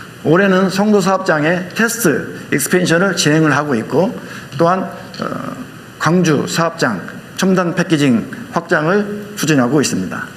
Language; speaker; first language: Korean; native; Korean